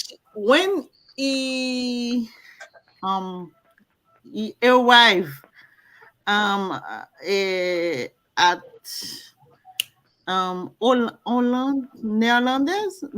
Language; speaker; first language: English; non-native, learner; French